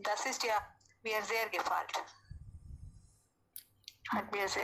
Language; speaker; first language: German; non-native, learner; Hindi